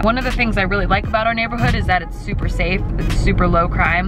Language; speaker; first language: English; native; English